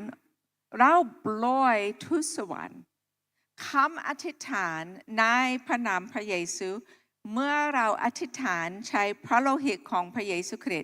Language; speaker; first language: Thai; non-native, local second language; Akha